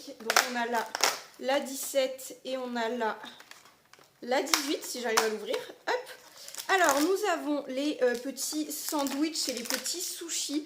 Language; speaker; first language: French; native; French